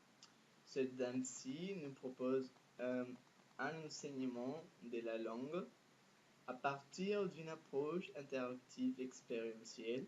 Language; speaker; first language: French; non-native, fluent; Spanish